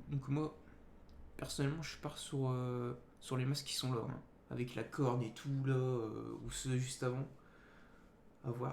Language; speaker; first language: French; native; French